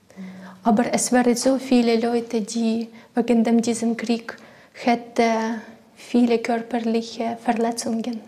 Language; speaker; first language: German; non-native, learner; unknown